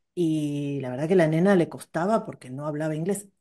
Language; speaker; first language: Spanish; native; Spanish